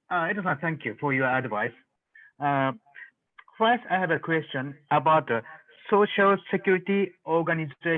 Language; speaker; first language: English; non-native, learner; Japanese